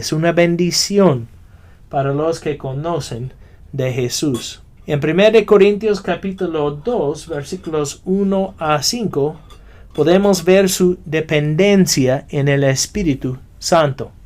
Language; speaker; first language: Spanish; non-native, fluent; English